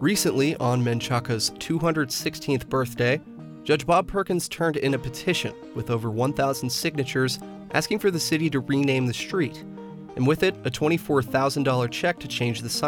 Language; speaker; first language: English; native; English